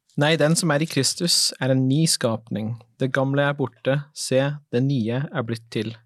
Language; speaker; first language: Norwegian; non-native, fluent; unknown